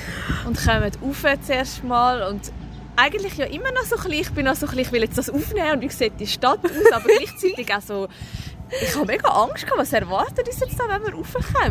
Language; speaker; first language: German; native; German